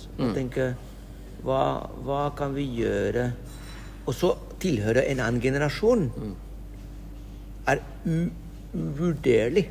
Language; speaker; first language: Norwegian; non-native, fluent; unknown